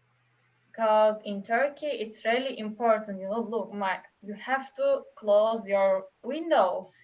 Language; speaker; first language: English; non-native, learner; Turkish